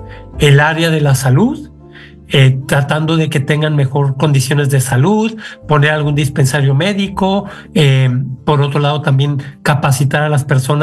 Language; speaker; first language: Spanish; native; Spanish